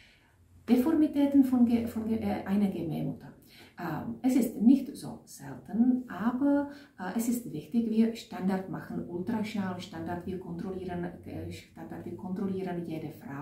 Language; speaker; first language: German; non-native, fluent; Czech